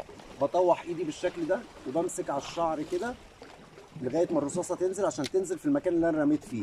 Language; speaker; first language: Arabic; native; Arabic